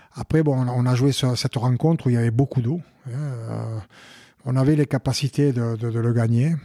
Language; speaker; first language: French; native; French